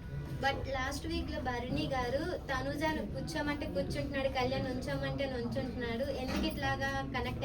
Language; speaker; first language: Telugu; native; Telugu